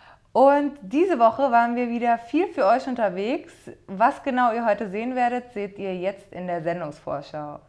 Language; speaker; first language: German; native; German